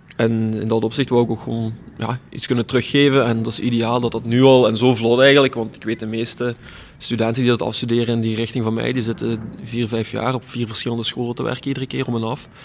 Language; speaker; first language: Dutch; native; Dutch